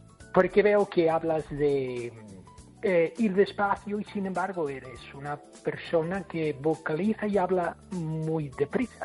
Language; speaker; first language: Spanish; non-native, fluent; English